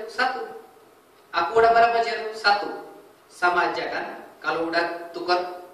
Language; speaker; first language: Indonesian; non-native, fluent; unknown